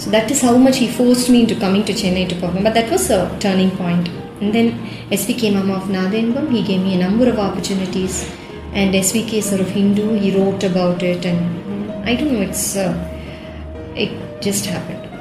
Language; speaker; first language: English; non-native, local second language; Tamil